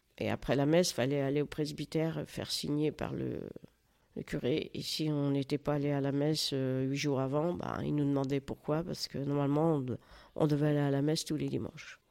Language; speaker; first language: French; native; French